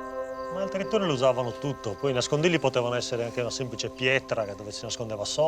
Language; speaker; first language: Italian; native; Italian